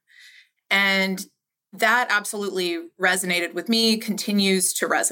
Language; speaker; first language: English; native; English